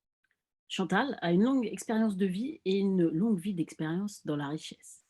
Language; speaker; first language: French; native; French